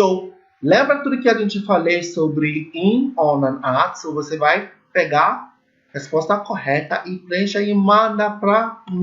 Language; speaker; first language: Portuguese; non-native, learner; English